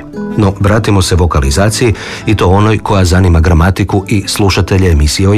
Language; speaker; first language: Serbian; native; Serbian